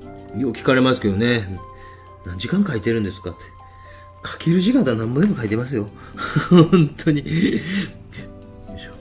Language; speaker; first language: Japanese; native; Japanese